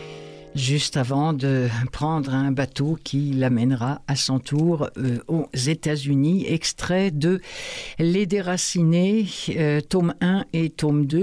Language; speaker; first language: French; native; French